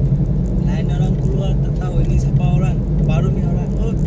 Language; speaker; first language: Indonesian; non-native, learner; Maithili